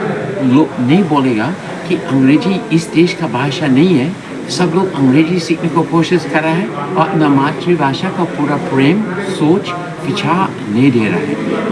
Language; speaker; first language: Hindi; non-native, fluent; English